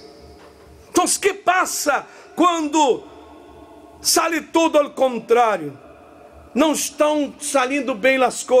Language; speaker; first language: Portuguese; non-native, learner; Spanish